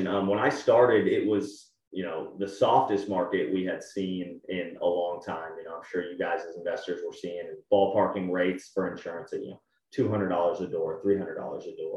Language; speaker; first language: English; native; English